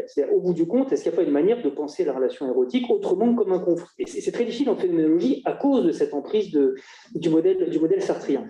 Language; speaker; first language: French; native; French